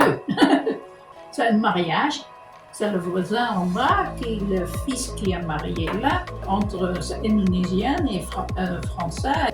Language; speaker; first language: French; non-native, learner; Dutch